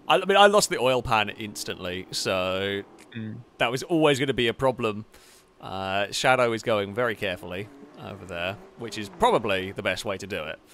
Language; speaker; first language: English; native; English